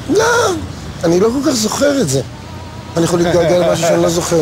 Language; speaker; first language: Hebrew; native; Hebrew